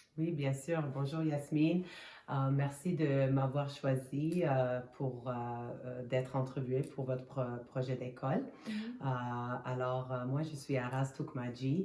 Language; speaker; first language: French; non-native, fluent; Armenian